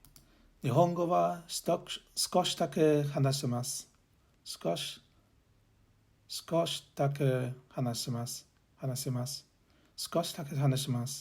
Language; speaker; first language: Japanese; non-native, learner; English